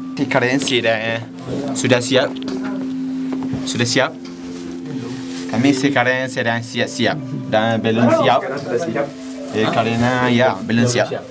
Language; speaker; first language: Indonesian; non-native, learner; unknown